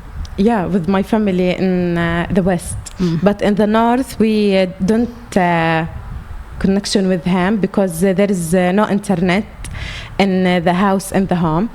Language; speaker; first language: English; non-native, learner; Arabic